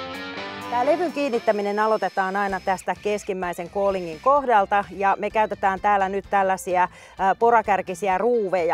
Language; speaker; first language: Finnish; native; Finnish